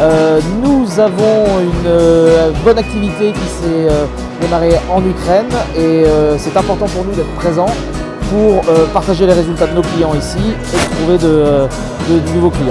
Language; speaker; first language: French; native; French